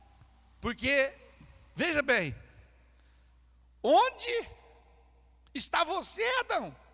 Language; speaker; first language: Portuguese; native; Portuguese